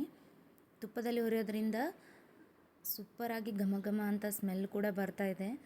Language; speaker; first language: Kannada; native; Kannada